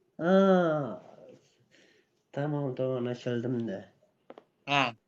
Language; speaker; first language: Arabic; native; Arabic